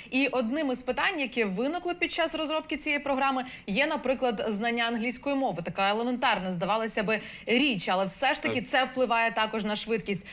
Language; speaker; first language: Ukrainian; native; Ukrainian